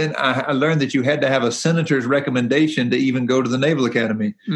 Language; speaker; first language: English; native; English